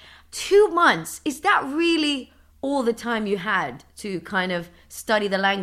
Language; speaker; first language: English; early bilingual, other home language; Spanish